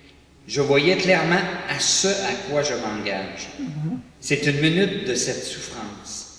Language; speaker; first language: French; native; French